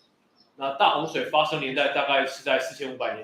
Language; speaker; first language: Chinese; native; Chinese